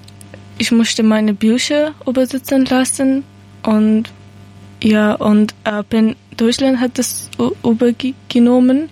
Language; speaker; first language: German; non-native, learner; Persian